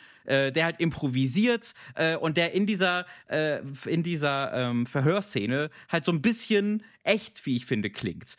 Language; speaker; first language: German; native; German